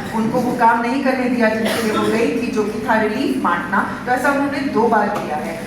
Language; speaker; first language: Hindi; native; Hindi